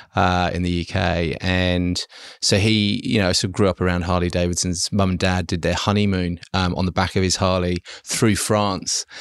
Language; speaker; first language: English; early bilingual, other home language; German